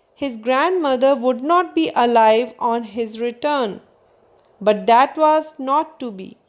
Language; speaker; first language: English; non-native, local second language; Punjabi